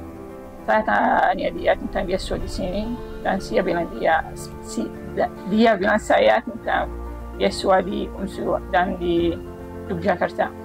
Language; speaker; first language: Indonesian; non-native, learner; Arabic